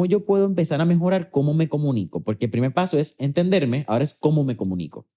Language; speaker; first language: Spanish; native; Spanish